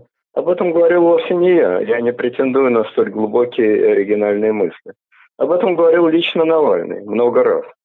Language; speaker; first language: Russian; native; Russian